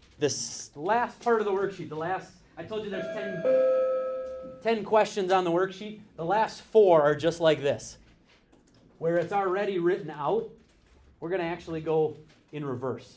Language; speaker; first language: English; native; English